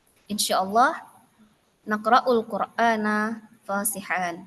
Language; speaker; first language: Arabic; non-native, learner; Indonesian